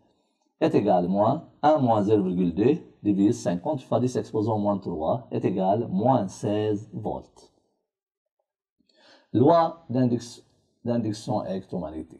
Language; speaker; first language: French; non-native, local second language; Arabic